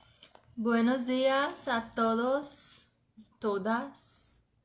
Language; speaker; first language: Spanish; non-native, fluent; Portuguese